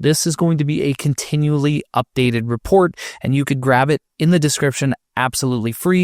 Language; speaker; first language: English; native; English